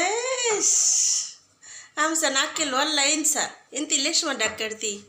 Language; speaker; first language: Arabic; non-native, learner; Bangla